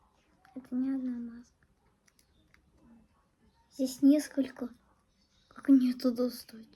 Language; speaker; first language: Russian; non-native, local second language; Armenian